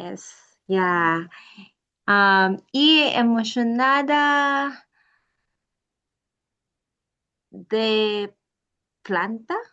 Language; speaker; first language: Spanish; non-native, learner; English